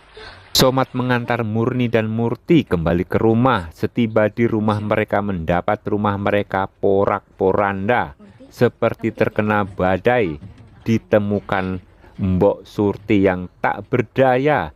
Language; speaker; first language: Indonesian; native; Indonesian